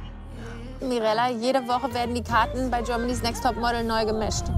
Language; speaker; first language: German; native; German